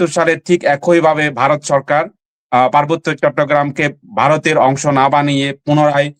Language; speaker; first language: Bangla; non-native, local second language; Chakma